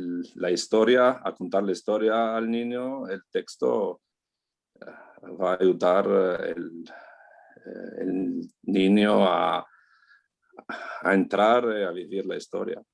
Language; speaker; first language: Spanish; non-native, learner; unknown